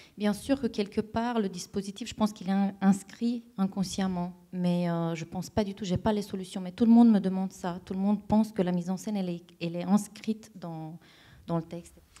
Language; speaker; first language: French; non-native, fluent; Romanian